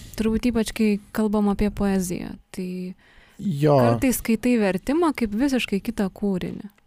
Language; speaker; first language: Lithuanian; native; Lithuanian